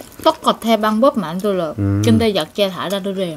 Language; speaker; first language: Korean; non-native, learner; Vietnamese